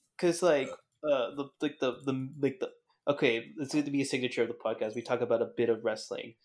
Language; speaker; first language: English; native; English